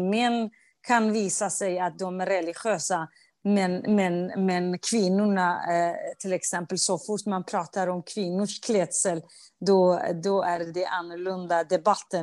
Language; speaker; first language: Swedish; non-native, fluent; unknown